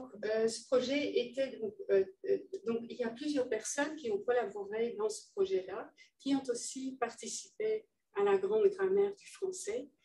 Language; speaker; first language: French; non-native, fluent; Dutch